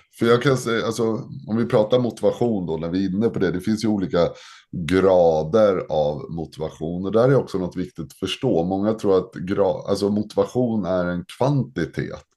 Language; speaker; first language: Swedish; native; Swedish